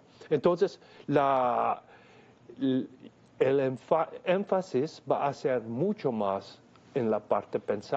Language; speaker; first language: Spanish; non-native, fluent; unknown